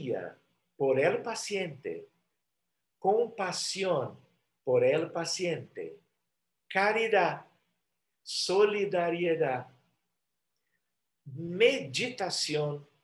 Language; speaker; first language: Spanish; non-native, fluent; Portuguese